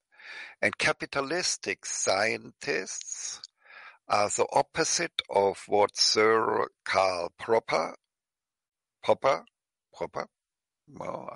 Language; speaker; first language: English; non-native, fluent; German